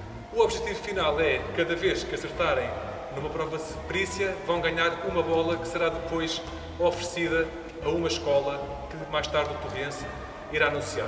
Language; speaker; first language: Portuguese; native; Portuguese